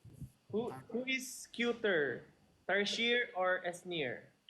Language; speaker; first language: English; non-native, local second language; Filipino